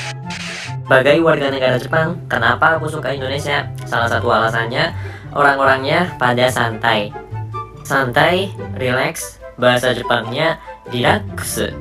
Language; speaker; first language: Indonesian; non-native, fluent; Japanese